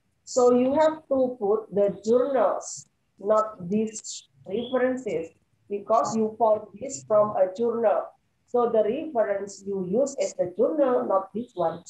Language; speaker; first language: English; non-native, fluent; Indonesian